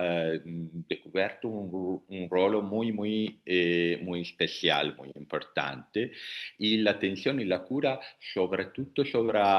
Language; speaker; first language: Spanish; non-native, learner; Italian